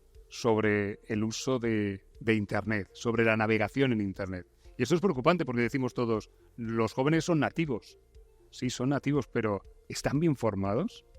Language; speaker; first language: Spanish; native; Spanish